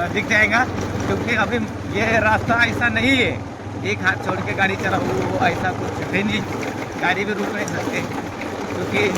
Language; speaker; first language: Hindi; non-native, local second language; Marathi